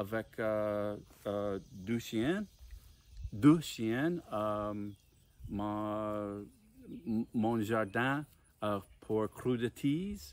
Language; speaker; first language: French; non-native, learner; English